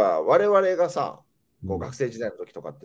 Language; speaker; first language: Japanese; native; Japanese